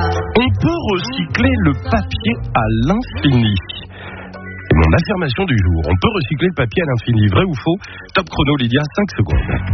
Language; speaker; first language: French; native; French